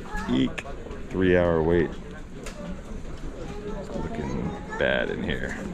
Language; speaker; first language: English; native; English